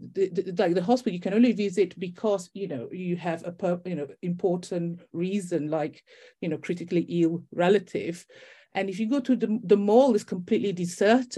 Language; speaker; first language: English; non-native, local second language; Malay